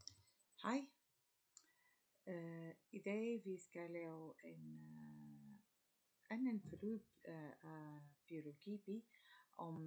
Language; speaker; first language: Danish; non-native, learner; Arabic